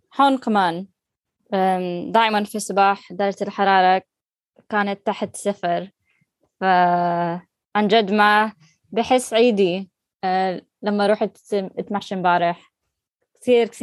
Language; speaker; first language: Arabic; non-native, learner; English